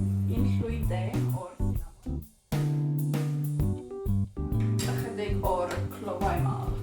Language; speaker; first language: Welsh; non-native, learner; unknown